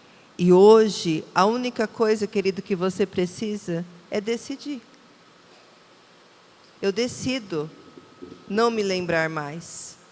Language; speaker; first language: Portuguese; native; Portuguese